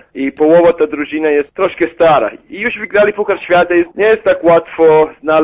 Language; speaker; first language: Polish; non-native, learner; Italian